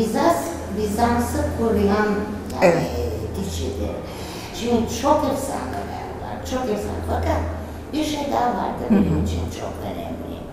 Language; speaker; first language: Turkish; non-native, fluent; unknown